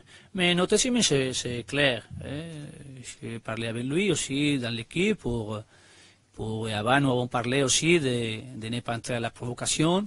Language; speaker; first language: French; non-native, learner; Spanish